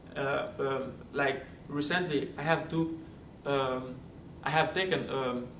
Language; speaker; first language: English; non-native, fluent; French